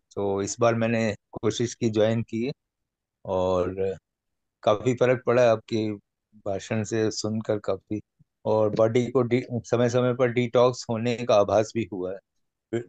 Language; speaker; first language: Hindi; native; Hindi